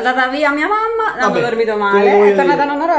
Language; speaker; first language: Italian; non-native, fluent; Spanish